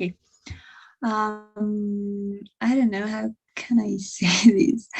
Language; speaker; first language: English; non-native, learner; Spanish